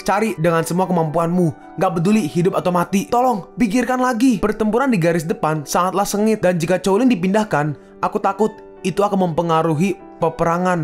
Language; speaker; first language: Indonesian; native; Indonesian